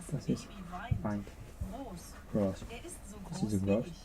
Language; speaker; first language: German; non-native, learner; Japanese